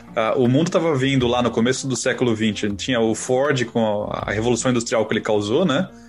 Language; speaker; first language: Portuguese; native; Portuguese